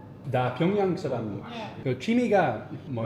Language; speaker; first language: Korean; non-native, learner; Dutch